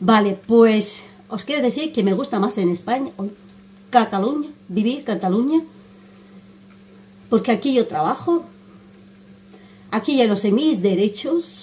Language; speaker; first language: Spanish; non-native, fluent; Armenian